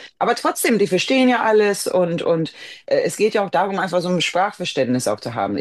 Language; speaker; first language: German; non-native, fluent; Swedish